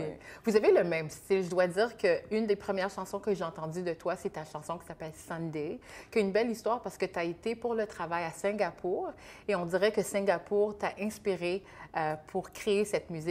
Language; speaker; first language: French; native; French